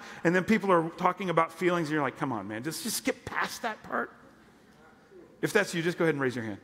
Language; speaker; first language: English; native; English